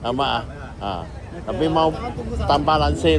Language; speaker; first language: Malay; non-native, local second language; Chinese